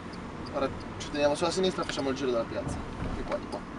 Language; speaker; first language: Italian; native; Italian